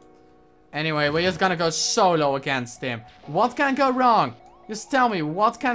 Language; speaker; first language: English; native; English